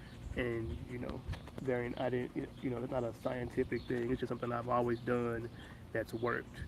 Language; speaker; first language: English; native; English